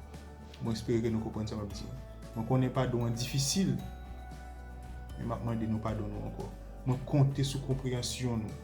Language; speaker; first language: French; non-native, local second language; Haitian Creole